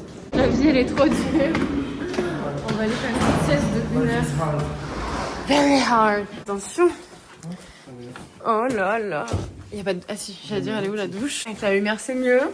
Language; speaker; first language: French; native; French